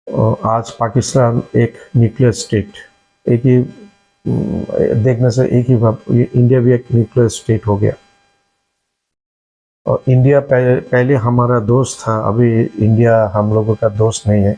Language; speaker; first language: Hindi; non-native, learner; Bangla